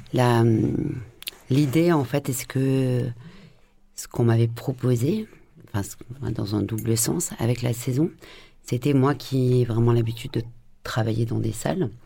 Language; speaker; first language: French; native; French